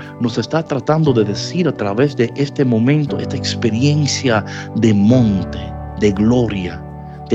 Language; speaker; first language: Spanish; native; Spanish